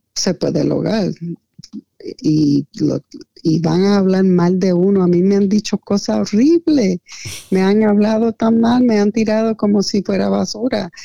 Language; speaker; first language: Spanish; early bilingual, heritage; Spanish